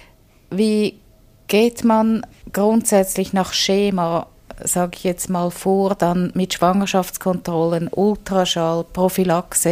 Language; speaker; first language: German; native; German